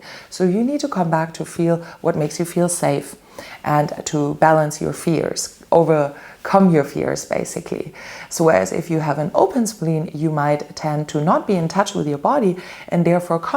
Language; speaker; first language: English; non-native, fluent; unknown